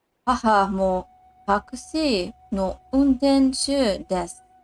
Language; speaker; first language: Japanese; non-native, learner; English